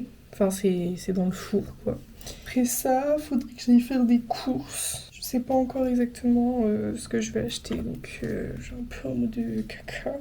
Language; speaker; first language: French; native; French